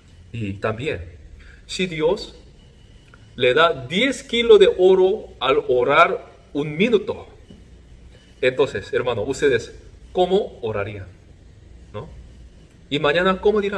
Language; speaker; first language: Spanish; non-native, fluent; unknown